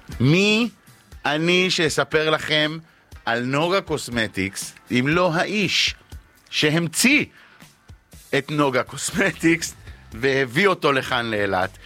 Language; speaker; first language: Hebrew; native; Hebrew